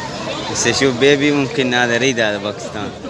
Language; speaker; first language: Arabic; non-native, learner; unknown